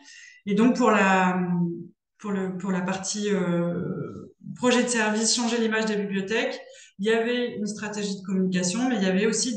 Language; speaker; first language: French; native; French